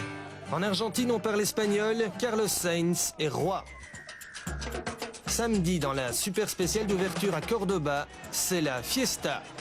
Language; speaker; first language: French; native; French